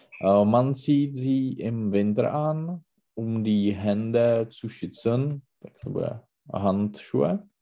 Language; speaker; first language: German; non-native, learner; Czech